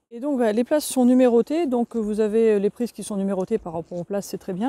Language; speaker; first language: French; native; French